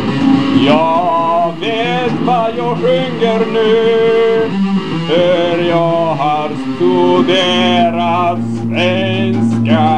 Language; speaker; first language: Swedish; non-native, learner; Polish